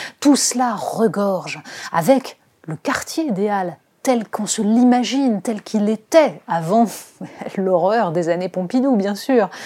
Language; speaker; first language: French; native; French